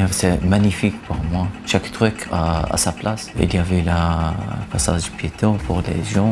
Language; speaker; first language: French; non-native, learner; Arabic